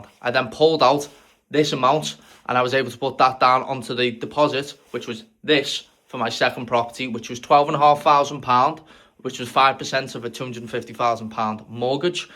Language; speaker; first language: English; native; English